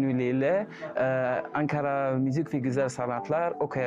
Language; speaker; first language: Turkish; non-native, learner; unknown